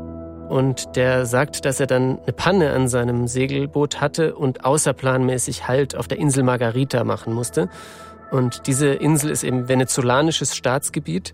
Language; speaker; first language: German; native; German